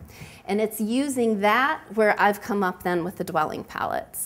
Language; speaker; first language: English; native; English